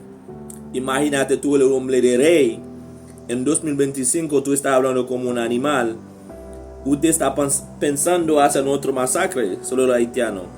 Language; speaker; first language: Spanish; non-native, learner; Haitian Creole